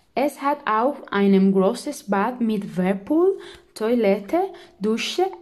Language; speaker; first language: German; non-native, learner; Spanish